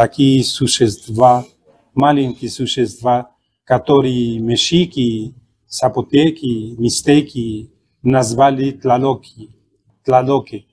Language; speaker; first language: Russian; non-native, fluent; Spanish